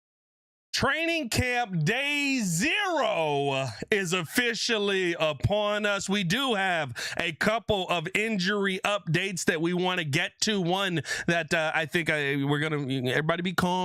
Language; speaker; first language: English; native; English